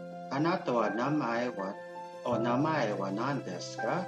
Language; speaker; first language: Japanese; non-native, learner; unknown